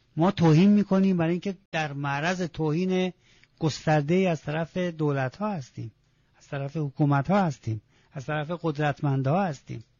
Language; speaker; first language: Persian; non-native, local second language; Azerbaijani